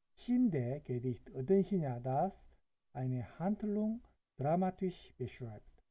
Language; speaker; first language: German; non-native, fluent; Korean